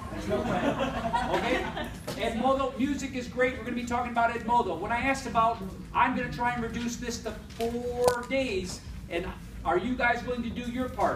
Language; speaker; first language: English; native; English